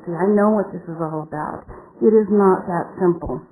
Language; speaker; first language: English; native; English